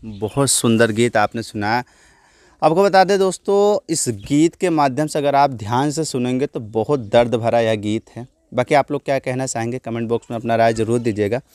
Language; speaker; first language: Hindi; native; Hindi